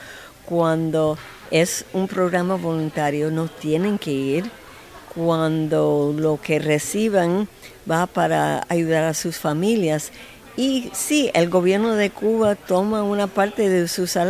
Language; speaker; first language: Spanish; non-native, fluent; English